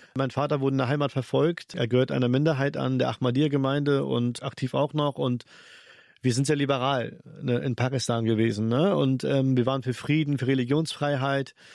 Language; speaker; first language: German; early bilingual, other home language; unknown